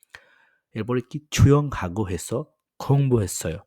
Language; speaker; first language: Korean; non-native, fluent; Bangla